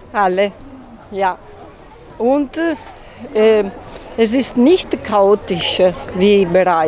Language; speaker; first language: German; non-native, learner; Italian